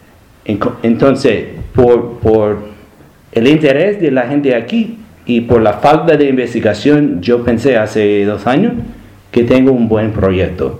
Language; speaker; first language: Spanish; non-native, learner; English